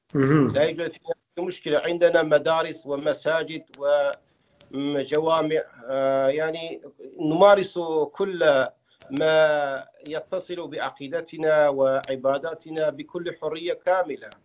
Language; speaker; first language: Arabic; non-native, fluent; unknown